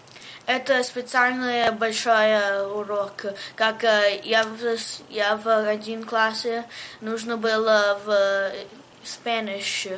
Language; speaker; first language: Russian; early bilingual, heritage; Russian